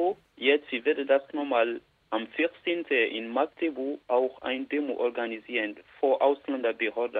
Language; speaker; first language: German; non-native, learner; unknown